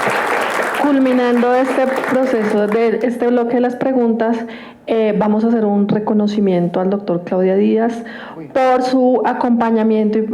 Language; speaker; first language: Spanish; native; Spanish